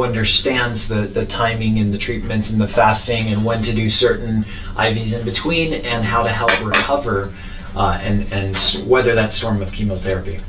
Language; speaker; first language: English; native; English